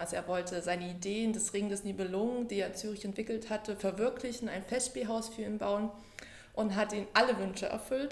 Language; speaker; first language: German; native; German